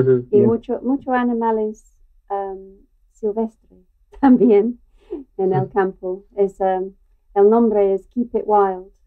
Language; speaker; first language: Spanish; non-native, learner; English